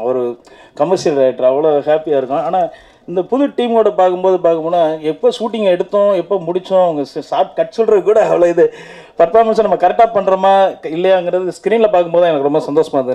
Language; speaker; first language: Tamil; native; Tamil